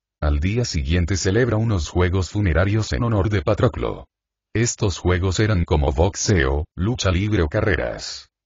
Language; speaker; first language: Spanish; native; Spanish